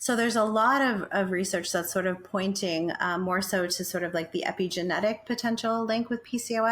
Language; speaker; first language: English; native; English